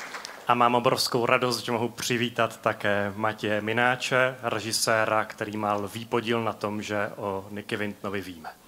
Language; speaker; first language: Czech; native; Czech